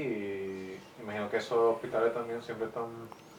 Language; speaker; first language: Spanish; early bilingual, heritage; English